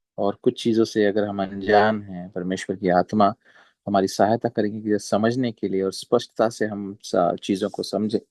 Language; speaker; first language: Hindi; non-native, local second language; Marathi